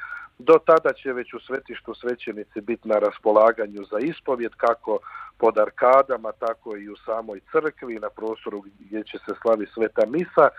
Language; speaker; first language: Croatian; native; Croatian